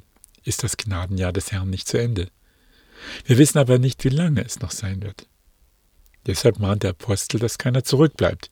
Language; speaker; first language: German; native; German